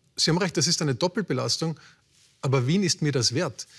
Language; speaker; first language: German; native; German